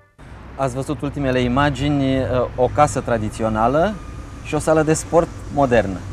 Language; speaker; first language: Romanian; native; Romanian